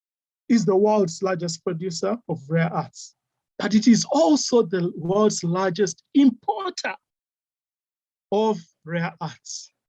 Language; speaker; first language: English; non-native, local second language; Ganda